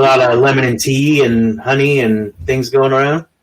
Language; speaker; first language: English; native; English